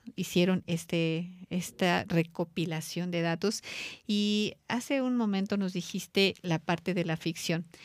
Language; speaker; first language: Spanish; native; Spanish